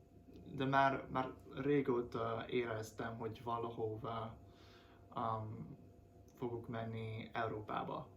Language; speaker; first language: Hungarian; non-native, fluent; English